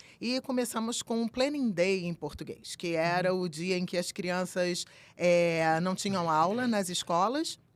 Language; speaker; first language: Portuguese; native; Portuguese